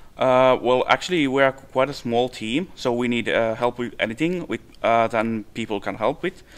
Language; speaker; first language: English; non-native, fluent; Finnish